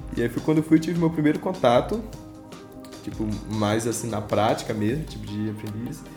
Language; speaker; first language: Portuguese; native; Portuguese